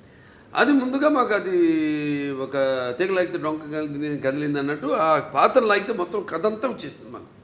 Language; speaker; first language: Telugu; native; Telugu